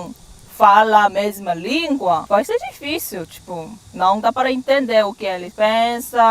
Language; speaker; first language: Portuguese; non-native, fluent; Korean